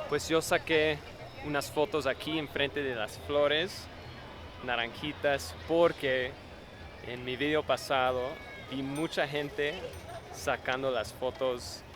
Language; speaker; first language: Spanish; non-native, fluent; English